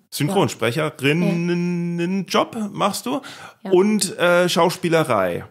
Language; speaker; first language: German; native; German